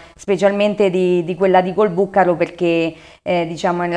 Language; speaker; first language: Italian; native; Italian